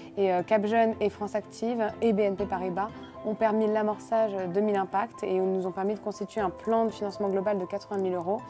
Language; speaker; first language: French; native; French